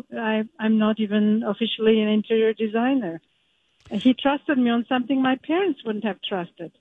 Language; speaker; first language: English; early bilingual, other home language; Turkish